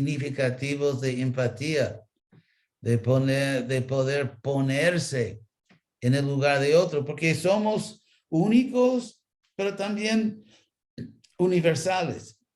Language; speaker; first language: Spanish; non-native, fluent; English